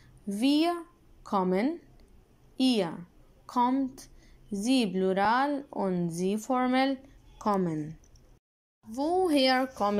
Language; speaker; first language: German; non-native, learner; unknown